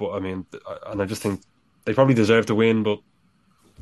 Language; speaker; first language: English; native; English